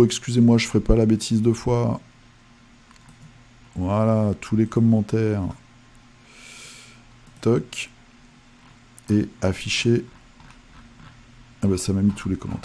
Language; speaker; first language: French; native; French